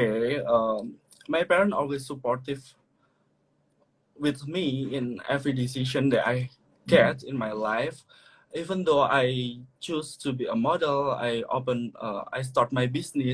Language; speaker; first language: English; non-native, learner; Indonesian